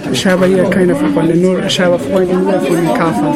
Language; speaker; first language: German; non-native, learner; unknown